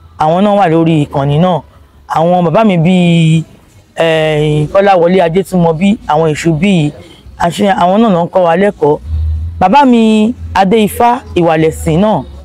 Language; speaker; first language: Yoruba; native; Yoruba